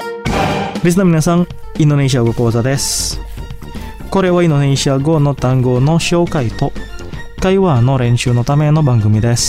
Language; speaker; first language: Japanese; non-native, fluent; Indonesian